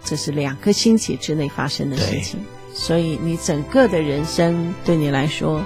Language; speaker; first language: Chinese; native; Chinese